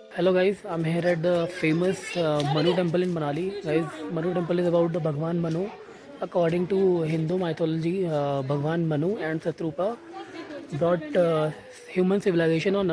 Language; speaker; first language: English; non-native, local second language; Hindi